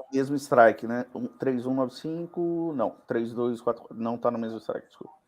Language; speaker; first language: Portuguese; native; Portuguese